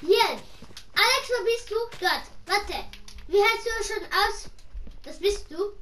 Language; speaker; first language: German; non-native, learner; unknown